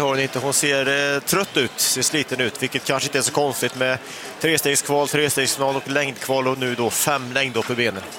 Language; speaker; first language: Swedish; native; Swedish